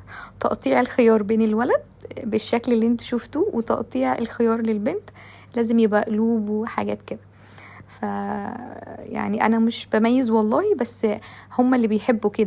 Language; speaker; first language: Arabic; native; Arabic